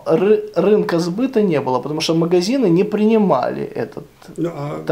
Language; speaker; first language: Russian; native; Russian